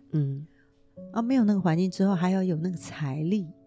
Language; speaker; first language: Chinese; native; Chinese